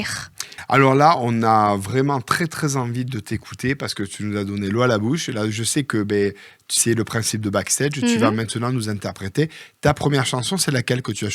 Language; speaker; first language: French; native; French